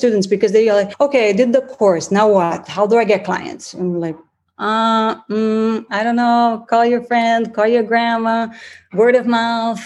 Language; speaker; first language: English; non-native, fluent; Portuguese